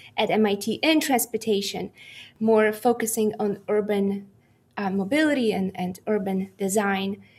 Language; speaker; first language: English; non-native, fluent; Polish